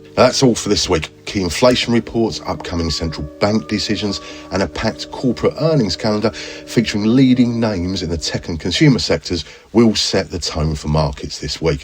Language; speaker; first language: English; native; English